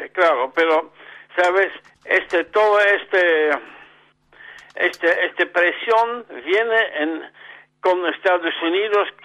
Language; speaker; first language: Spanish; non-native, fluent; Dutch